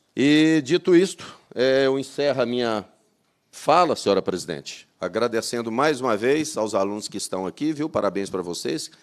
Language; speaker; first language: Portuguese; native; Portuguese